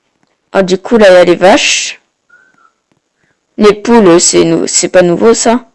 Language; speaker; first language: French; native; French